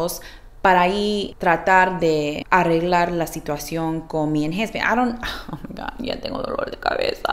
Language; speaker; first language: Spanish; early bilingual, heritage; Spanish